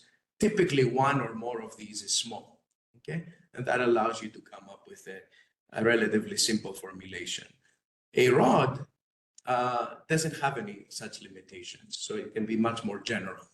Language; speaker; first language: English; non-native, fluent; Greek